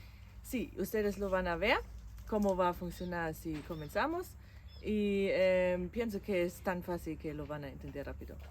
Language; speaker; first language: Spanish; non-native, fluent; German